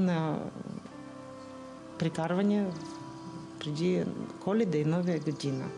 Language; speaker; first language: Bulgarian; non-native, learner; Russian